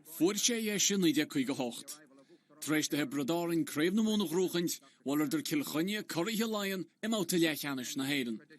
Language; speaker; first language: Irish; native; Irish